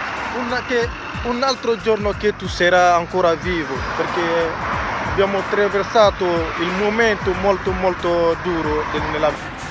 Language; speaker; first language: Italian; non-native, learner; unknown